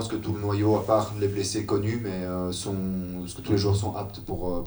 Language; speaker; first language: French; native; French